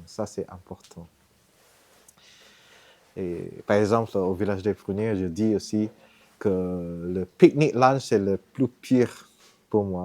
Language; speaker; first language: French; non-native, fluent; Vietnamese